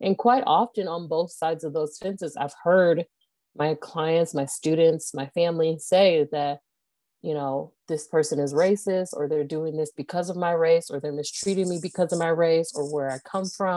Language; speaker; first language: English; native; English